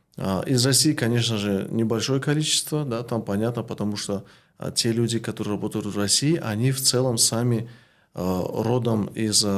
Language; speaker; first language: Russian; non-native, local second language; Tajik